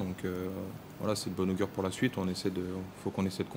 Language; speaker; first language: French; native; French